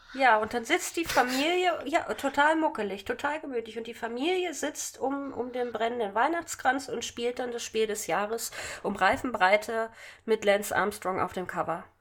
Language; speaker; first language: German; native; German